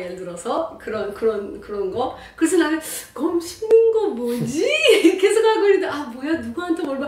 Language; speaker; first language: Korean; non-native, learner; Persian